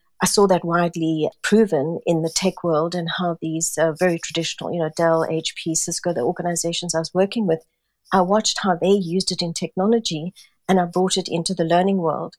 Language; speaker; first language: English; non-native, local second language; Italian